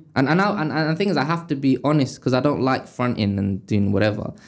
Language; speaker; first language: English; native; English